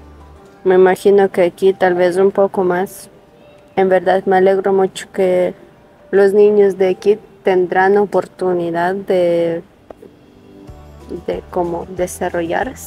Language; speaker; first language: Spanish; non-native, fluent; Ukrainian